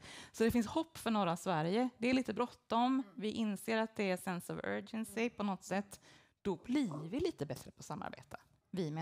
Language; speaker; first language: Swedish; native; Swedish